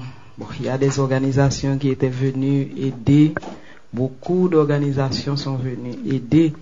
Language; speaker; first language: French; non-native, local second language; Haitian Creole